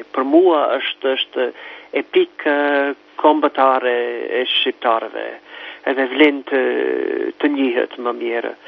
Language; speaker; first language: Albanian; non-native, fluent; English